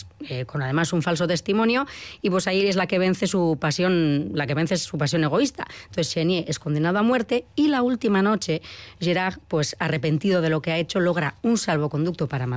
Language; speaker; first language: Spanish; native; Spanish